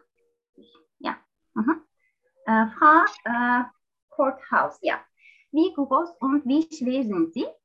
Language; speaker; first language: German; non-native, learner; Turkish